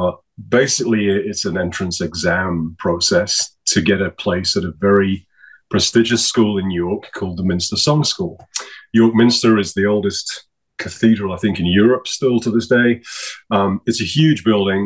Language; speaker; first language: English; native; English